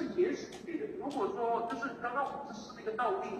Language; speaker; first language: Chinese; native; Chinese